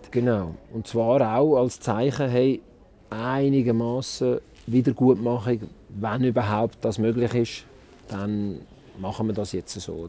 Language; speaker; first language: German; early bilingual, other home language; Italian